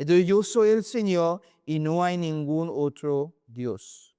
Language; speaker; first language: Spanish; non-native, learner; English